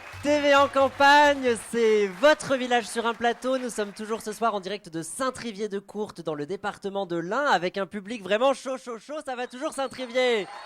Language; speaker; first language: French; native; French